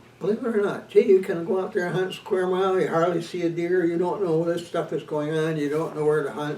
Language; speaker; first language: English; native; English